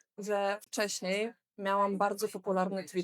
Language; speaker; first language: Polish; non-native, fluent; Belarusian